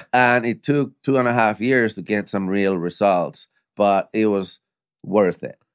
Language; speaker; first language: English; non-native, fluent; Finnish